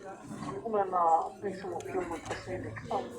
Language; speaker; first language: Greek; non-native, learner; Swedish